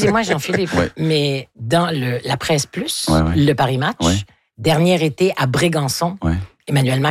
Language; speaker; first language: French; native; French